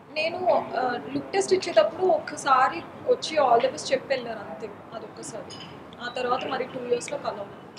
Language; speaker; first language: Telugu; non-native, local second language; Marathi